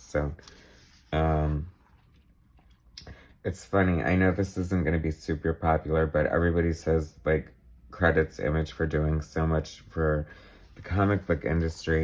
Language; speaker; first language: English; native; English